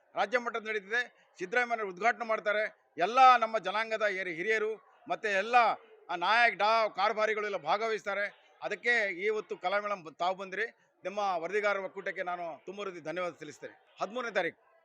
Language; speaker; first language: Kannada; non-native, local second language; Lambadi